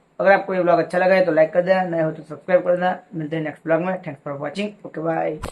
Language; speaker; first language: Hindi; non-native, local second language; Gujarati